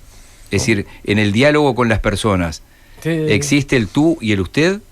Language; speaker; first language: Spanish; native; Spanish